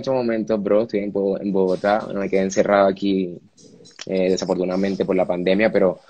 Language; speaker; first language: Spanish; native; Spanish